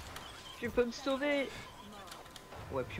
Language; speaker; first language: French; native; French